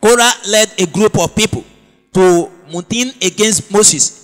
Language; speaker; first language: English; non-native, local second language; Yoruba